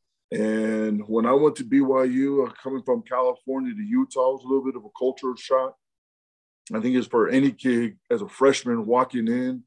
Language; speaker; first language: English; native; English